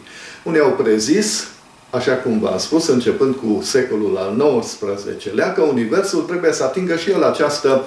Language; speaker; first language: Romanian; native; Romanian